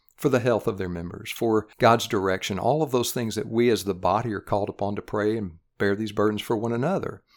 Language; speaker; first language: English; native; English